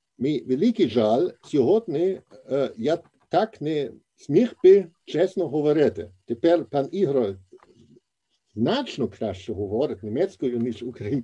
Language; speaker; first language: Ukrainian; non-native, fluent; German